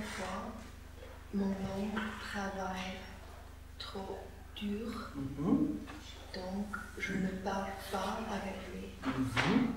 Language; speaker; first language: French; non-native, learner; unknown